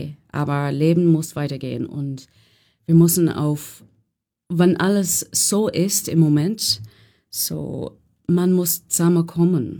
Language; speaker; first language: German; non-native, learner; English